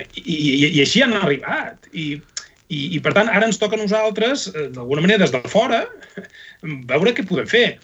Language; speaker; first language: Catalan; native; Catalan